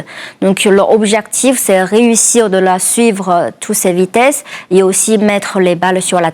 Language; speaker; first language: French; non-native, fluent; Chinese